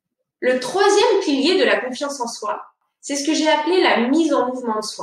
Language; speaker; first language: French; native; French